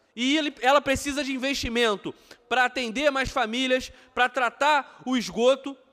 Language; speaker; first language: Portuguese; native; Portuguese